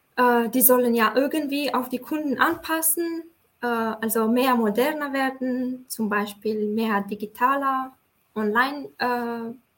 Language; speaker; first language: German; non-native, fluent; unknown